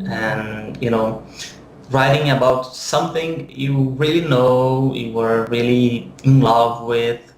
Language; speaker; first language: English; non-native, fluent; Portuguese